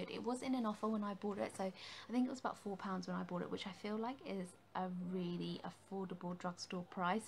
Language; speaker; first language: English; native; English